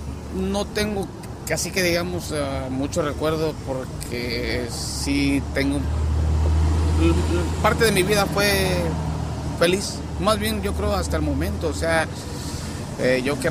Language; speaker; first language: Spanish; native; Spanish